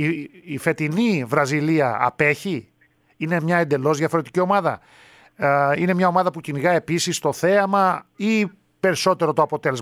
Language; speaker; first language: Greek; native; Greek